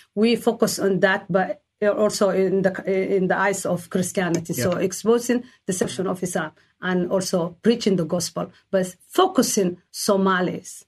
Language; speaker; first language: English; non-native, learner; Somali